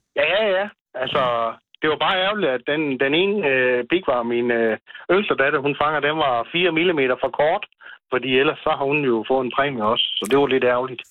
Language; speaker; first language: Danish; native; Danish